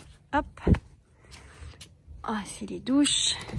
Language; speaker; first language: French; native; French